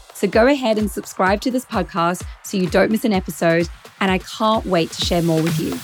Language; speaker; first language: English; native; English